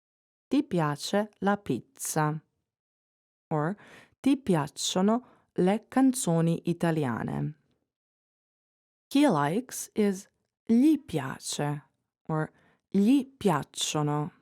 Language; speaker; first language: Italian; non-native, fluent; English